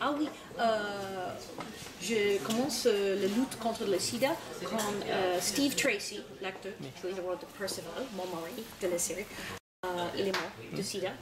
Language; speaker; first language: French; non-native, learner; English